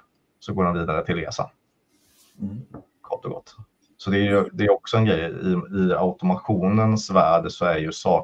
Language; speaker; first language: Swedish; native; Swedish